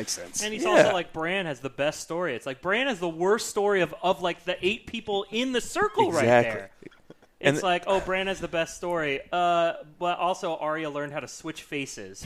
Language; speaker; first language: English; native; English